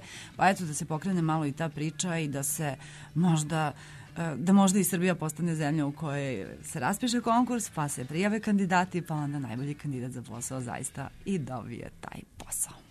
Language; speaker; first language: Serbian; native; Serbian